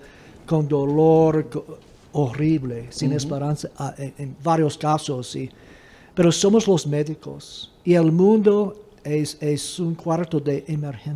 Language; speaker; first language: Spanish; non-native, fluent; English